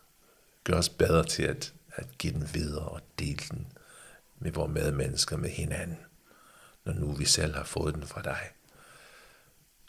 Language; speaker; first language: Danish; early bilingual, other home language; English